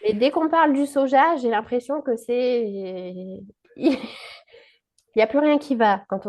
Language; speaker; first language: French; native; French